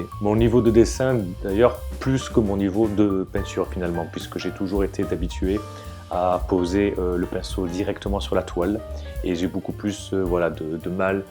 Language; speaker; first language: French; native; French